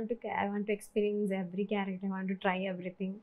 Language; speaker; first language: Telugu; non-native, learner; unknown